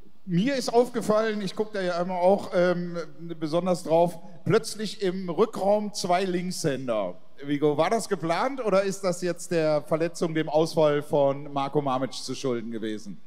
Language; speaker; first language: German; native; German